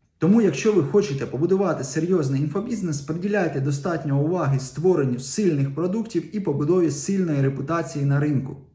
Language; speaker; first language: Ukrainian; native; Ukrainian